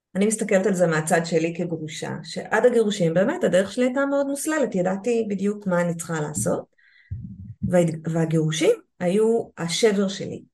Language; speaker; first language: Hebrew; native; Hebrew